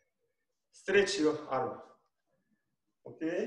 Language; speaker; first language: English; non-native, learner; Russian